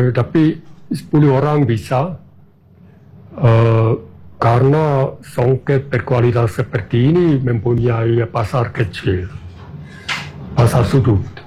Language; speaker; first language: Indonesian; non-native, fluent; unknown